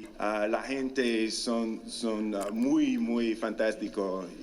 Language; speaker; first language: Spanish; non-native, learner; English